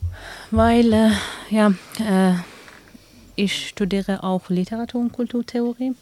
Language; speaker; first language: German; non-native, learner; Persian